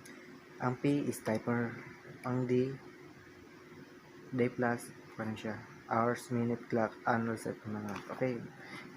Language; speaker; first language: Filipino; non-native, local second language; Cebuano